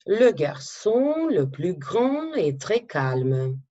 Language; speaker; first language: French; non-native, fluent; Macedonian